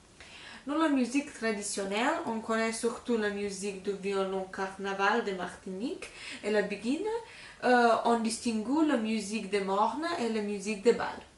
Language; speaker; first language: French; non-native, learner; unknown